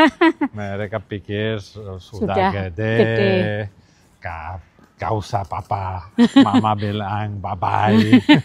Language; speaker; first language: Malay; non-native, learner; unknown